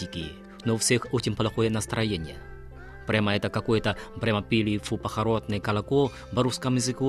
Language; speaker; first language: Russian; non-native, fluent; Chinese